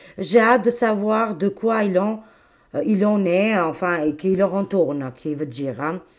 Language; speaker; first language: French; non-native, fluent; Albanian